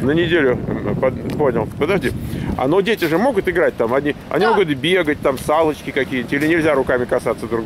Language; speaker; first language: Russian; native; Russian